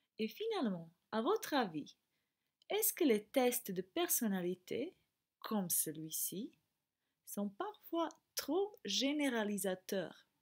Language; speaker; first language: French; non-native, fluent; Croatian